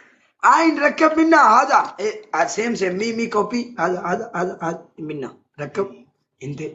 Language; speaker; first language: Arabic; non-native, learner; Punjabi